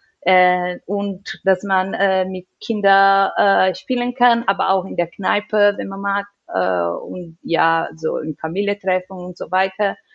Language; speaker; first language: German; non-native, learner; Portuguese